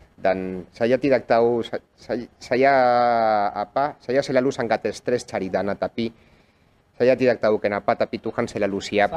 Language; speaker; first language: Indonesian; non-native, fluent; Catalan